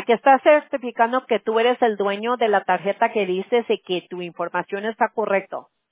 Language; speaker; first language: Spanish; early bilingual, heritage; Spanish